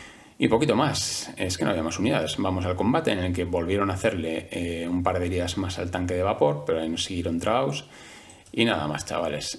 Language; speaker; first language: Spanish; native; Spanish